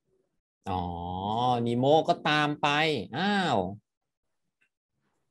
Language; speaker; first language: Thai; native; Thai